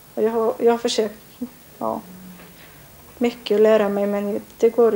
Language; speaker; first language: Swedish; non-native, learner; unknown